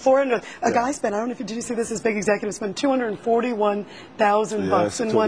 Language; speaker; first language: English; native; English